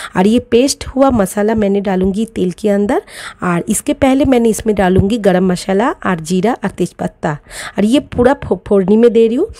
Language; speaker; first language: Hindi; non-native, local second language; Bangla